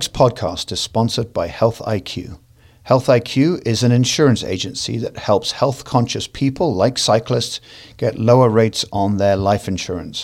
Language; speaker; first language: English; native; English